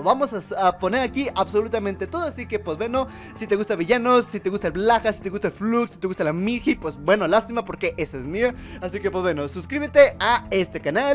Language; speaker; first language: Spanish; native; Spanish